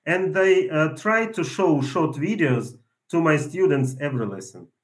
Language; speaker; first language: English; non-native, fluent; Ukrainian